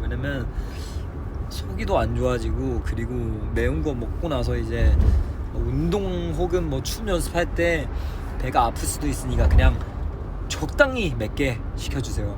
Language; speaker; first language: Korean; non-native, fluent; Chinese